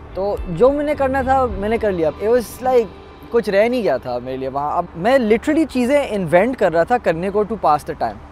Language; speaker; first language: Urdu; native; Urdu